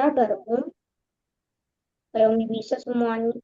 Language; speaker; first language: Indonesian; native; Indonesian